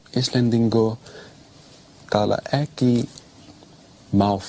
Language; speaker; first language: Icelandic; non-native, learner; English